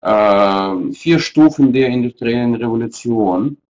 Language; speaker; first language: German; non-native, fluent; Russian